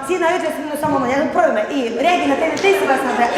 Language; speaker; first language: Estonian; non-native, learner; Russian